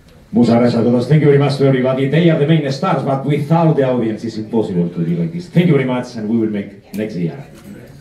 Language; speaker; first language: English; non-native, fluent; Spanish